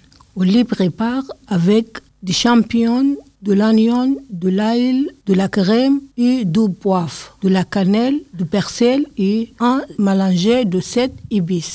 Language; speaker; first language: French; non-native, learner; Arabic